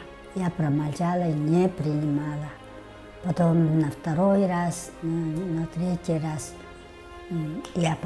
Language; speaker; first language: Russian; non-native, local second language; Tuvinian